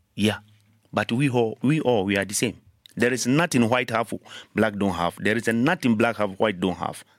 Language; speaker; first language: English; non-native, learner; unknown